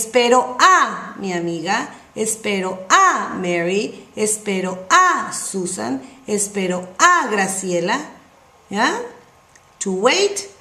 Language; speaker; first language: Spanish; non-native, fluent; English